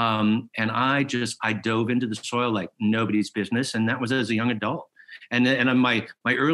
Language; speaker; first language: English; native; English